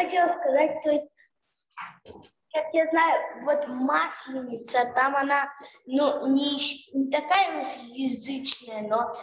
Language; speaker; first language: Russian; early bilingual, heritage; Russian